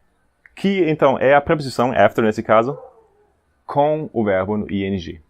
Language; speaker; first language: Portuguese; non-native, fluent; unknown